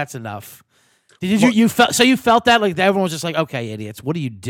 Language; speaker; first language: English; native; English